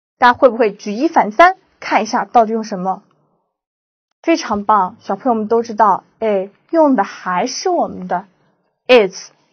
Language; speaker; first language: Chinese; native; Chinese